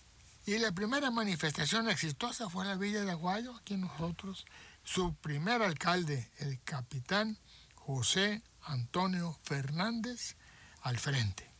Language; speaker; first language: Spanish; native; Spanish